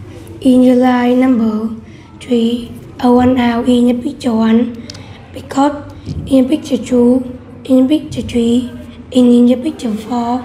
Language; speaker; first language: English; non-native, learner; Vietnamese